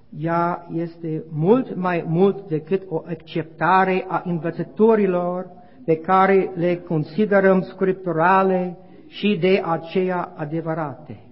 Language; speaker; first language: Romanian; non-native, learner; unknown